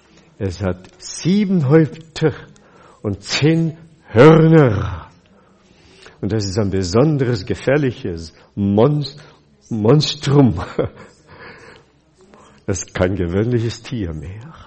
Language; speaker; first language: German; non-native, fluent; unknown